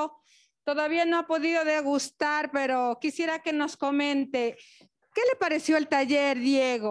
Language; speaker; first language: Spanish; native; Spanish